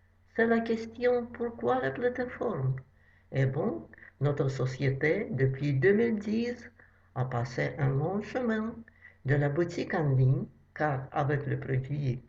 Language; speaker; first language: French; non-native, fluent; Russian